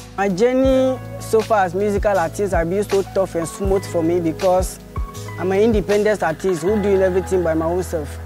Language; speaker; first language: English; non-native, fluent; French